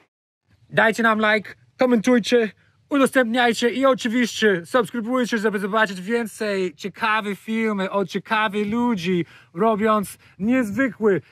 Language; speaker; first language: Polish; non-native, learner; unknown